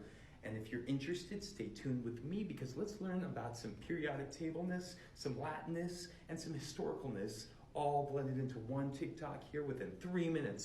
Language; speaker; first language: English; native; English